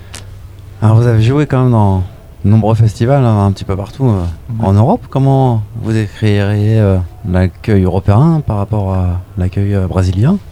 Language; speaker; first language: French; native; French